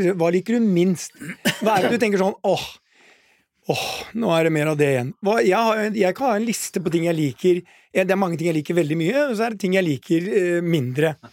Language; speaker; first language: Norwegian; native; Norwegian